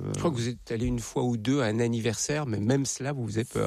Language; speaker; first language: French; native; French